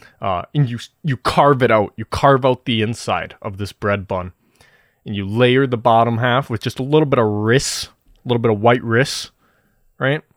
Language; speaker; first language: English; native; English